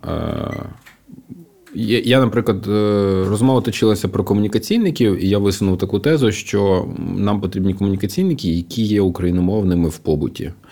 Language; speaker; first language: Ukrainian; non-native, local second language; Russian